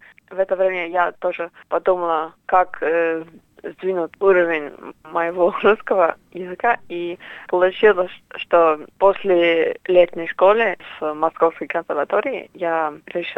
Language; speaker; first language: Russian; non-native, fluent; English